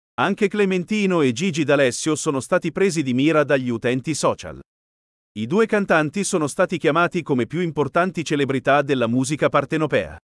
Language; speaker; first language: Italian; native; Italian